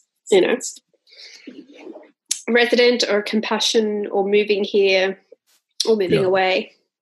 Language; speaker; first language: English; native; English